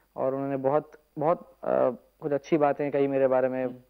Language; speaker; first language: Hindi; non-native, local second language; Urdu